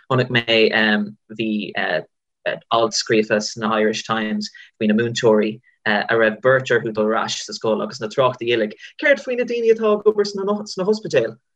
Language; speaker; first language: Irish; native; Irish